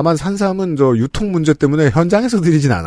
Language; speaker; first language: Korean; native; Korean